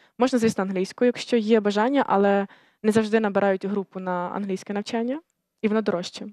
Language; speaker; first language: Ukrainian; native; Ukrainian